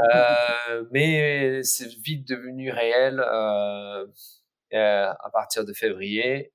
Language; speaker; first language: French; early bilingual, other home language; English